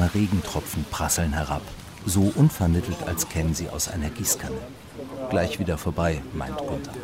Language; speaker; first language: German; native; German